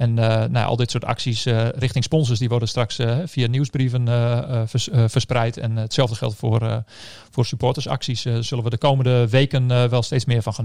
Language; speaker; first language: Dutch; native; Dutch